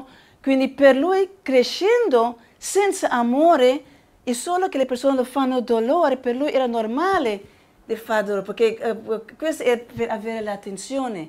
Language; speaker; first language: Italian; non-native, learner; Spanish